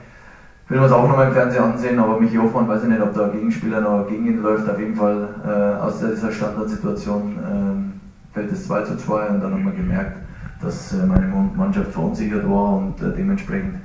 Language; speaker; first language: German; native; German